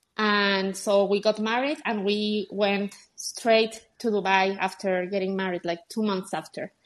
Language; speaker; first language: English; non-native, fluent; Spanish